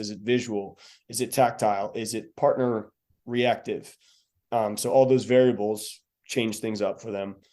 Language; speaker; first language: English; native; English